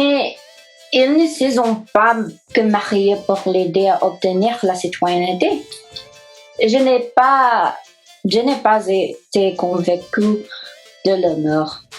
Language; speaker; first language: French; non-native, learner; English